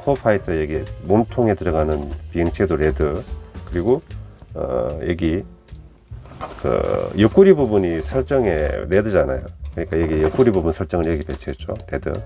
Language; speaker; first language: Korean; native; Korean